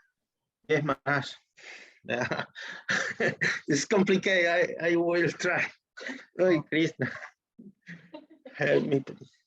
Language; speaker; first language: English; non-native, learner; Spanish